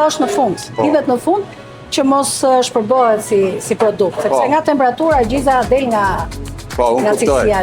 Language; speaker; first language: Albanian; native; Albanian